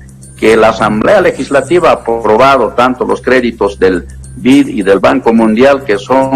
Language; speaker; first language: Spanish; native; Spanish